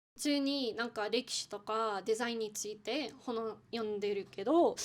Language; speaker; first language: Japanese; non-native, fluent; English